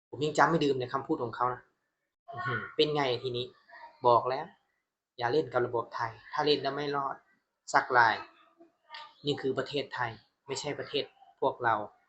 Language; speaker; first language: Thai; non-native, fluent; Burmese